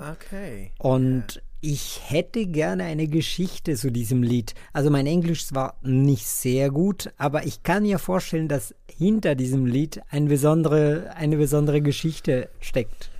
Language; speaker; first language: German; non-native, fluent; Spanish